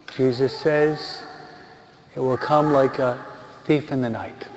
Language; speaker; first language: English; native; English